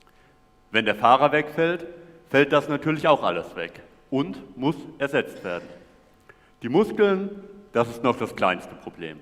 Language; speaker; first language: German; native; German